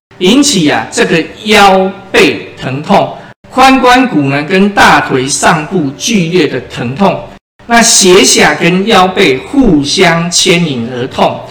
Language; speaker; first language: Chinese; native; Chinese